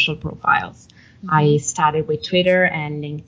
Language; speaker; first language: English; non-native, fluent; Italian